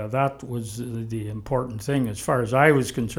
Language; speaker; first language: English; native; English